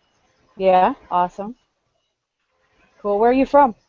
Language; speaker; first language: English; native; English